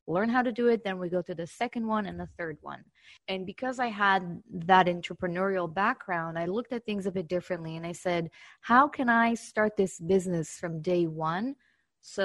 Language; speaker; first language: English; non-native, fluent; Hebrew